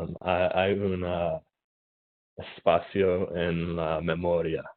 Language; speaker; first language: Spanish; non-native, learner; English